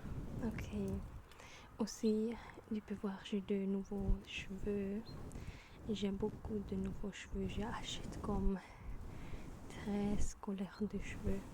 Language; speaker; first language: French; non-native, learner; German